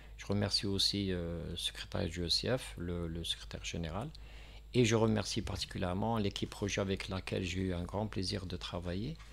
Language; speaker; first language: French; non-native, local second language; Kabyle